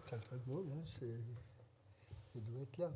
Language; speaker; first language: French; native; French